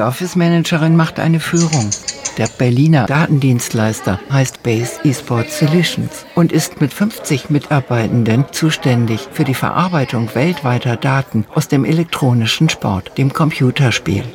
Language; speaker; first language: German; native; German